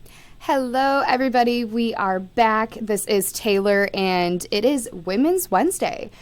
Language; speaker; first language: English; native; English